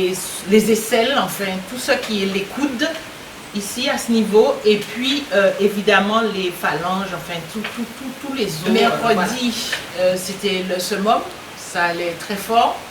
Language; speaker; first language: French; native; French